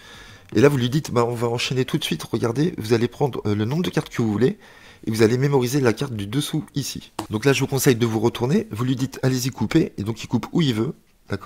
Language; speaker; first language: French; native; French